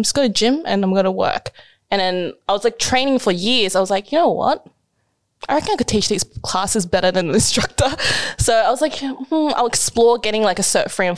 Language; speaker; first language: English; native; English